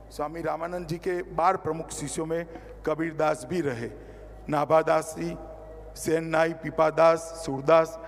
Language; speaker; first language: Hindi; non-native, local second language; Gujarati